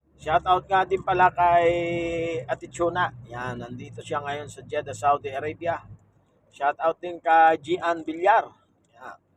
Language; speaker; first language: Filipino; native; Filipino